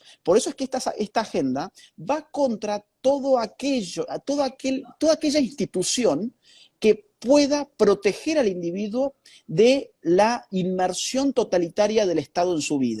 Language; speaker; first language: Spanish; native; Spanish